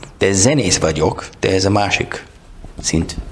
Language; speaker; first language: Hungarian; non-native, learner; English